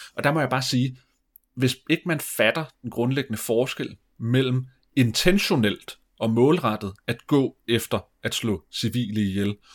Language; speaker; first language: Danish; native; Danish